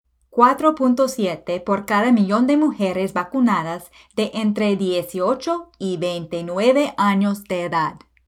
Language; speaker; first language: Spanish; non-native, fluent; English